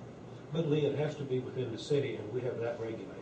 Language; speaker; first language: English; native; English